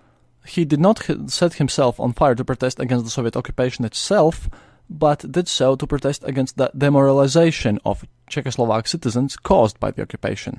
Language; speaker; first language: English; non-native, fluent; Latvian